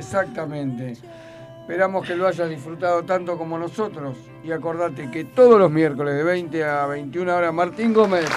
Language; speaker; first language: Spanish; native; Spanish